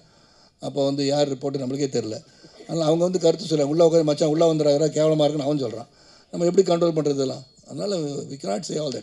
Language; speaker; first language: Tamil; native; Tamil